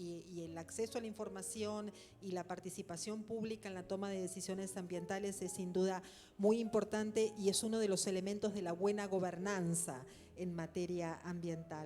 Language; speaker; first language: Spanish; native; Spanish